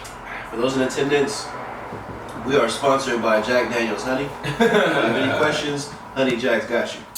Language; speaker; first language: English; native; English